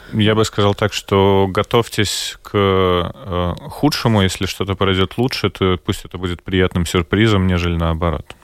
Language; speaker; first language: Russian; non-native, local second language; Latvian